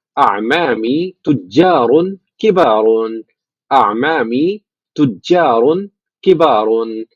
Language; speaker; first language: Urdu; native; Urdu